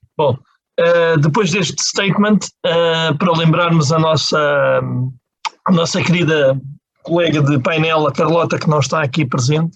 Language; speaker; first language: Portuguese; native; Portuguese